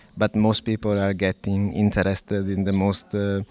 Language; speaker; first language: English; non-native, fluent; Italian